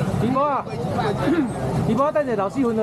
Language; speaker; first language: Chinese; native; Chinese